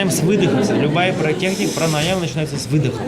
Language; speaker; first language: Russian; native; Russian